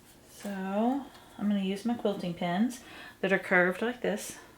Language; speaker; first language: English; native; English